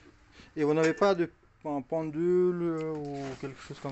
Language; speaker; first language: French; non-native, learner; Russian